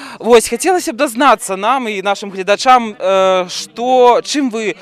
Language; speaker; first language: Belarusian; non-native, local second language; Russian